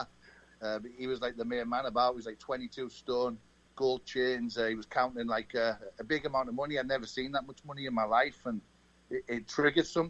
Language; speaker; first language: English; native; English